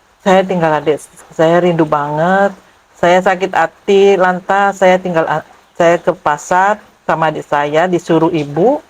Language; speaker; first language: Indonesian; early bilingual, heritage; Javanese